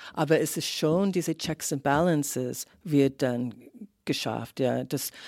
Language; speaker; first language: German; non-native, fluent; English